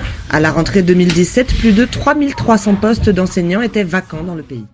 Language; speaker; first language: French; native; French